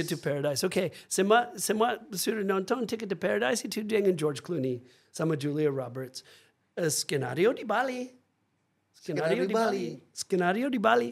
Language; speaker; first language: Indonesian; non-native, fluent; English